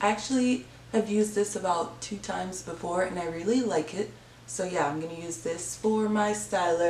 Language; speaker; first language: English; native; English